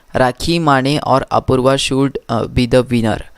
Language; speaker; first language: Hindi; non-native, local second language; Marathi